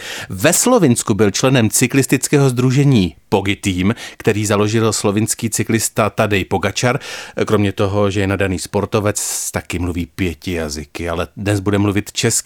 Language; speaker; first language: Czech; native; Czech